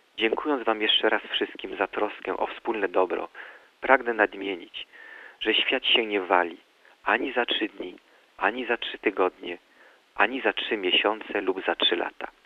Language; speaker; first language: Polish; early bilingual, heritage; Polish